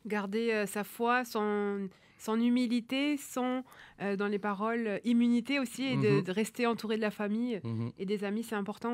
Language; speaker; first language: French; native; French